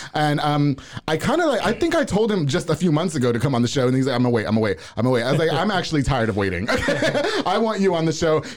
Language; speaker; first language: English; native; English